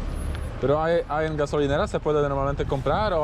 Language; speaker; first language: Spanish; non-native, learner; Polish